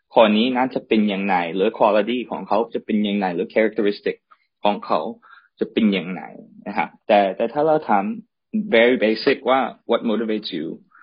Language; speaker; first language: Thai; early bilingual, heritage; Thai